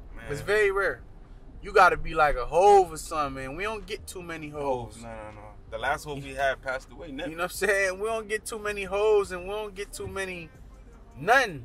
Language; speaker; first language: English; early bilingual, other home language; Haitian Creole